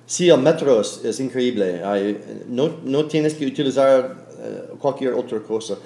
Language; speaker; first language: Spanish; non-native, fluent; English